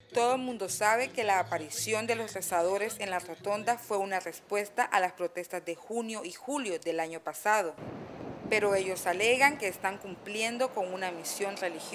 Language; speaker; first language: Spanish; native; Spanish